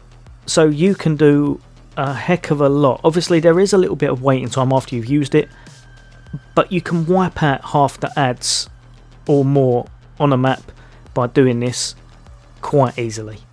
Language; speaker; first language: English; native; English